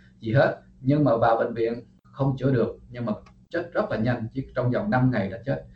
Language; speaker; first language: Vietnamese; early bilingual, heritage; Vietnamese